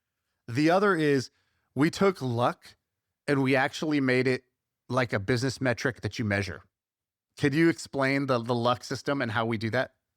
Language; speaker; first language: English; native; English